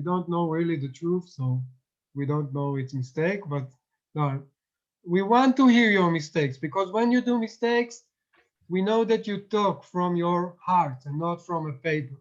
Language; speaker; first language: English; non-native, fluent; Arabic